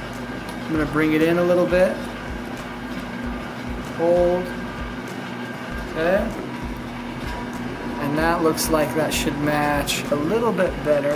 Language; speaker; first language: English; native; English